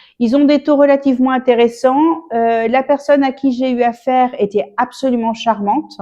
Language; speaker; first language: French; native; French